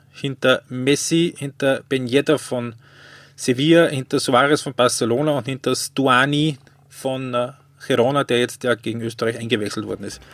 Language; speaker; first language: German; native; German